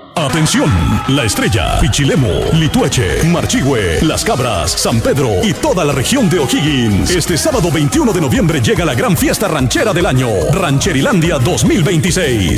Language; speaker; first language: Spanish; native; Spanish